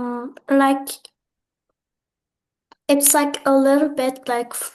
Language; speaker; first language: English; non-native, learner; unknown